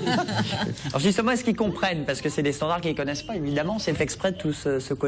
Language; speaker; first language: French; native; French